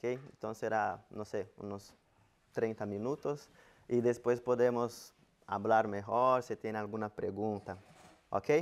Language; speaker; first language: Spanish; non-native, fluent; Portuguese